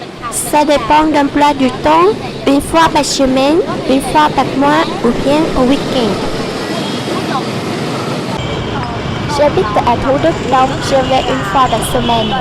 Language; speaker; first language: French; non-native, local second language; Vietnamese